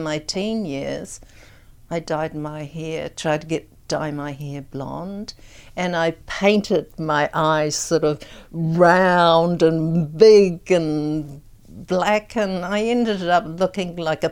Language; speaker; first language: English; native; English